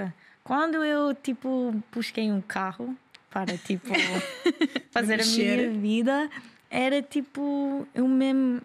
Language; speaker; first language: Portuguese; non-native, learner; English